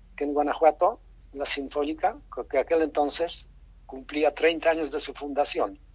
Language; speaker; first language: Spanish; non-native, fluent; Polish